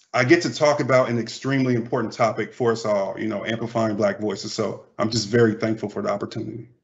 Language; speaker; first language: English; native; English